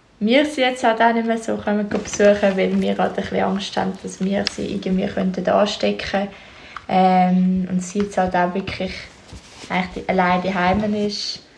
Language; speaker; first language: German; native; German